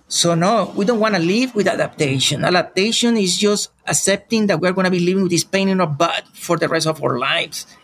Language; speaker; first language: English; non-native, fluent; Spanish